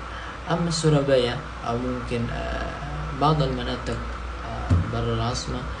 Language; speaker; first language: Arabic; non-native, fluent; Indonesian